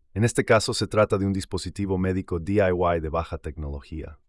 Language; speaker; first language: Spanish; native; Spanish